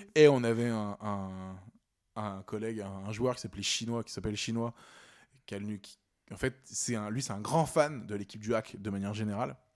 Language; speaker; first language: French; native; French